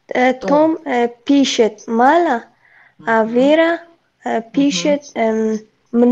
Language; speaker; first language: Russian; non-native, learner; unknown